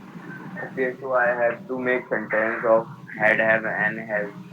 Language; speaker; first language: English; non-native, learner; Hindi